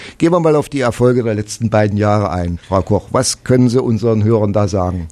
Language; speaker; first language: German; native; German